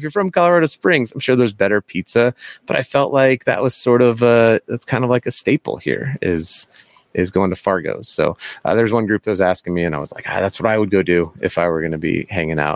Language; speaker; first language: English; native; English